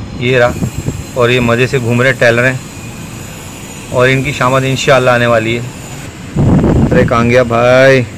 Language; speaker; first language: Urdu; native; Urdu